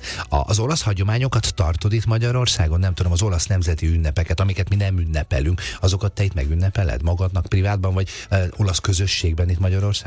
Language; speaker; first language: Hungarian; native; Hungarian